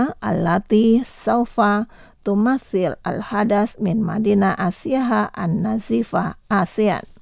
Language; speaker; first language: Arabic; non-native, fluent; Indonesian